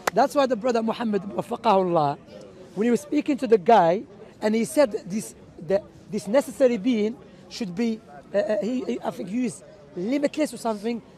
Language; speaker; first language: English; non-native, fluent; Arabic